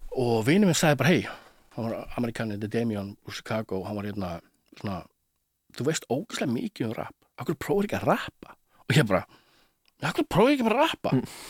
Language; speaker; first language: Icelandic; early bilingual, heritage; Icelandic